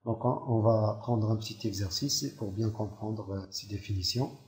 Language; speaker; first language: French; non-native, local second language; Arabic